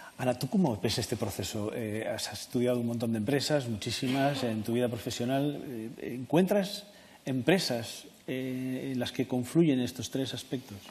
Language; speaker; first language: Spanish; native; Spanish